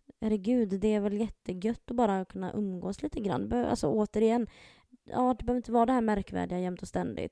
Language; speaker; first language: Swedish; native; Swedish